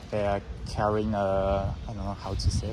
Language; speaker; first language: English; non-native, learner; Chinese